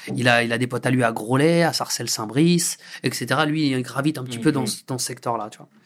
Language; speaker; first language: French; native; French